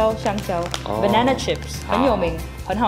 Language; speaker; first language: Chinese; non-native, fluent; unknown